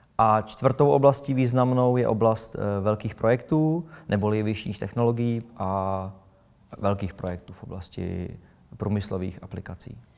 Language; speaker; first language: Czech; native; Czech